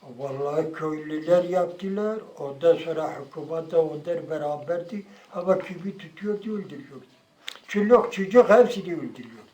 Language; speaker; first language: Turkish; non-native, local second language; Kurdish